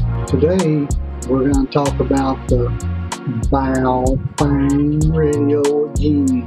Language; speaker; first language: English; native; English